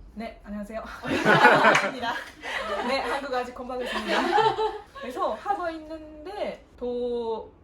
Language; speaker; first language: Korean; non-native, learner; Japanese